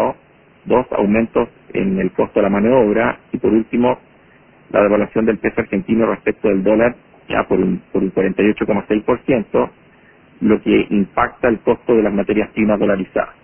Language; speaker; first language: Spanish; native; Spanish